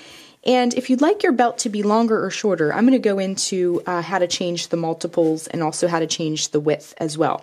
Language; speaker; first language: English; native; English